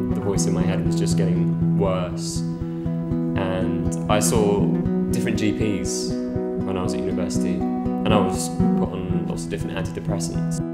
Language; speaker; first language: English; native; English